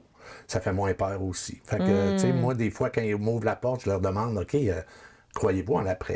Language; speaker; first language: French; native; French